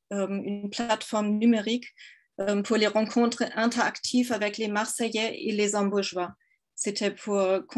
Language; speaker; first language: French; non-native, fluent; German